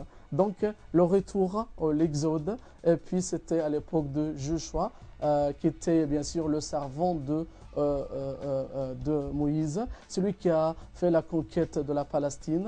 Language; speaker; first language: French; non-native, fluent; Arabic